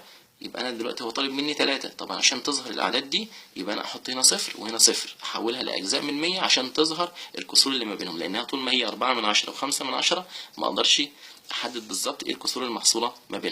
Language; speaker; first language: Arabic; native; Arabic